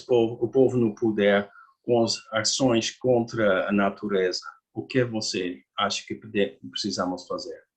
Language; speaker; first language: Portuguese; non-native, learner; Dutch